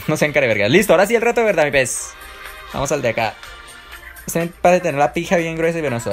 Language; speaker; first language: Spanish; native; Spanish